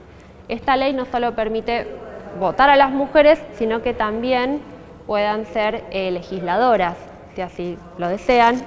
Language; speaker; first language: Spanish; native; Spanish